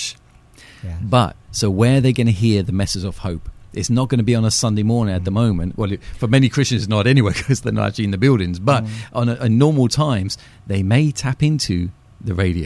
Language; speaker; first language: English; native; English